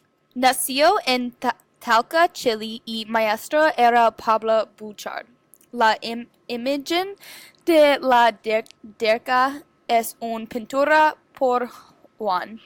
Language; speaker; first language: Spanish; non-native, learner; English